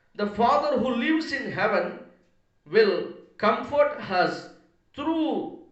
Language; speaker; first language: English; non-native, local second language; Telugu